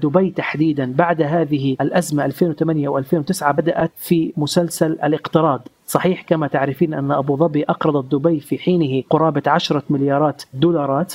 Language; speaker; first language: Arabic; native; Arabic